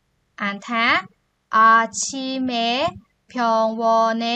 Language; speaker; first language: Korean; non-native, fluent; Khmer